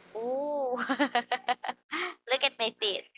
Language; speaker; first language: English; non-native, fluent; Filipino